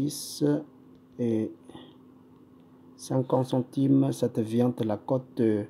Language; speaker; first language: French; non-native, fluent; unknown